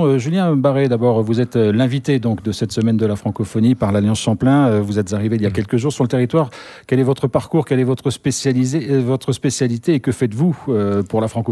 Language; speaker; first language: French; native; French